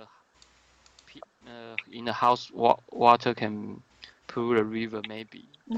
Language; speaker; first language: English; non-native, learner; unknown